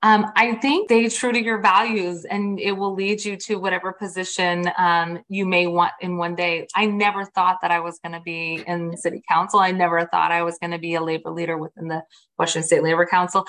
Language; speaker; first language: English; early bilingual, other home language; Spanish